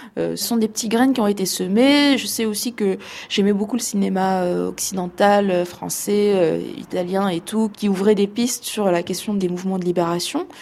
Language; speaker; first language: French; non-native, local second language; Arabic